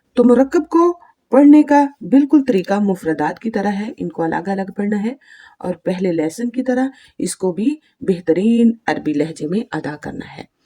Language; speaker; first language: Urdu; native; Urdu